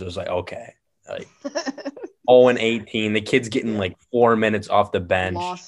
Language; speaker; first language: English; native; English